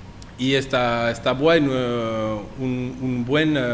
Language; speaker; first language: Spanish; non-native, learner; French